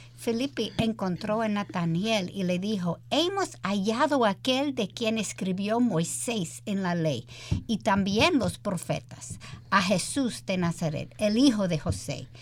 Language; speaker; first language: Spanish; early bilingual, heritage; English